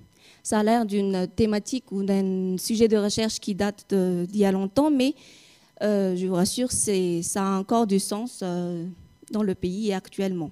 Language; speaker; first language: French; non-native, local second language; Malagasy